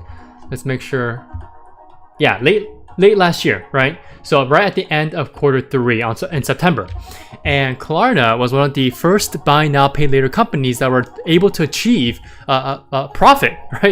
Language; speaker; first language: English; native; English